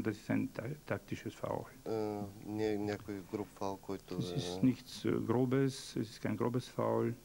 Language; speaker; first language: German; non-native, fluent; Bulgarian